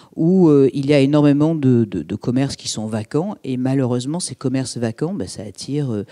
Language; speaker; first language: French; native; French